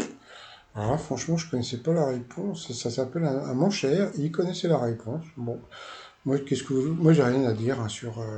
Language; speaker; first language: French; native; French